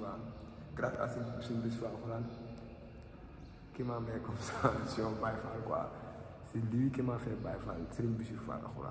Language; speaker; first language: French; non-native, local second language; Wolof